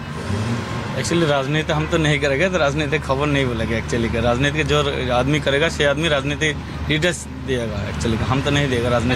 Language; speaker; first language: Hindi; non-native, local second language; Bangla